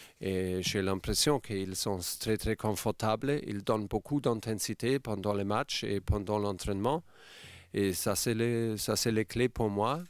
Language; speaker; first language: French; non-native, fluent; German